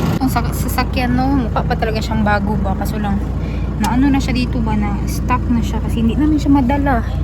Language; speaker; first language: Filipino; non-native, local second language; Cebuano